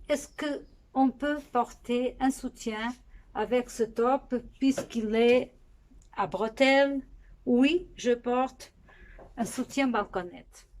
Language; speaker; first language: French; non-native, fluent; Portuguese